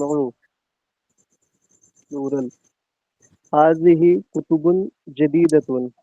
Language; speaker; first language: Arabic; non-native, learner; Urdu